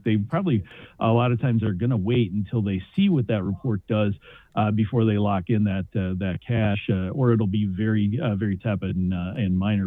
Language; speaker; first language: English; native; English